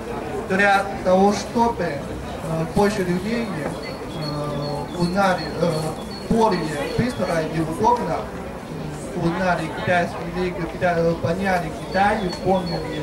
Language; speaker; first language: Russian; non-native, fluent; Chinese